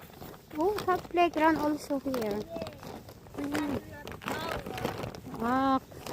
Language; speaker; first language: English; non-native, learner; Filipino